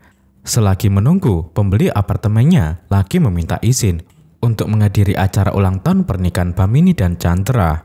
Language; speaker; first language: Indonesian; native; Indonesian